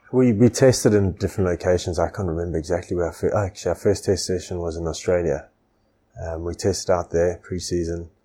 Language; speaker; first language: English; native; English